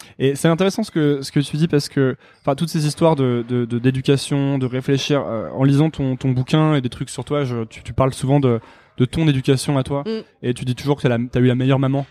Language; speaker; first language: French; native; French